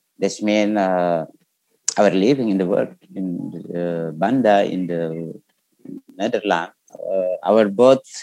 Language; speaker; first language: English; non-native, learner; Indonesian